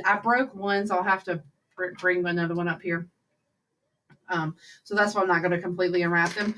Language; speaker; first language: English; native; English